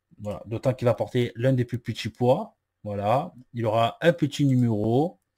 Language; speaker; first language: French; native; French